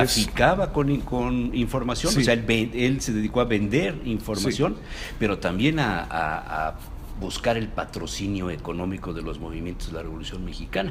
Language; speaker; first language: Spanish; native; Spanish